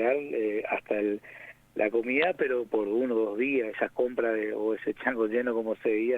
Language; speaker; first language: Spanish; native; Spanish